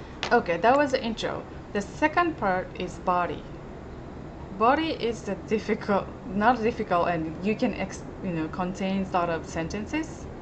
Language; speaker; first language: English; non-native, fluent; Japanese